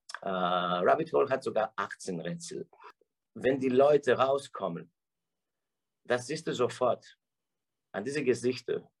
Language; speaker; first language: German; non-native, fluent; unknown